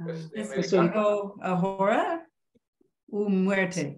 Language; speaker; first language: Spanish; non-native, learner; English